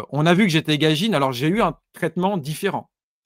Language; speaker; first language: French; native; French